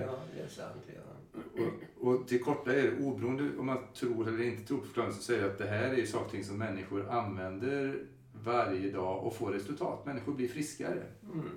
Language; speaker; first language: Swedish; native; Swedish